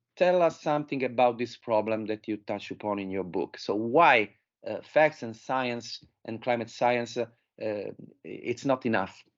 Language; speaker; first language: English; non-native, fluent; Italian